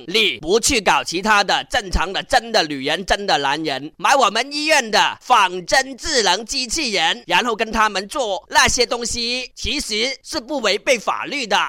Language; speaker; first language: Chinese; non-native, local second language; Cantonese